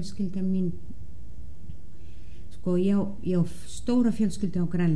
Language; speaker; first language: Icelandic; non-native, fluent; Danish